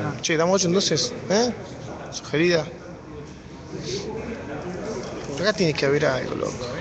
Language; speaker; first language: Spanish; native; Spanish